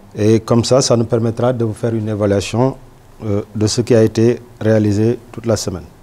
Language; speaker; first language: French; non-native, local second language; Wolof